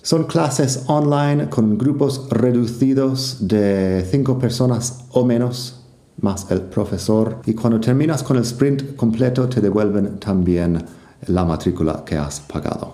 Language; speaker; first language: Spanish; non-native, fluent; English